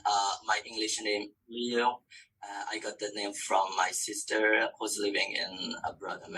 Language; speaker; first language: English; non-native, learner; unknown